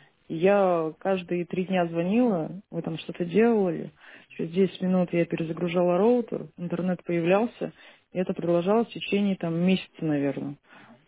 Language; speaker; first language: Russian; native; Russian